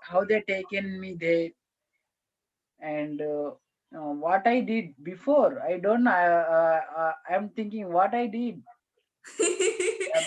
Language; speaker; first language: English; non-native, learner; Telugu